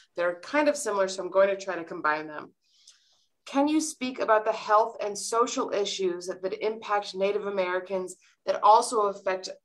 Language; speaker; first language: English; native; English